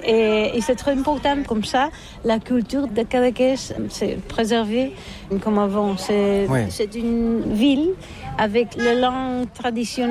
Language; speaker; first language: French; non-native, learner; Catalan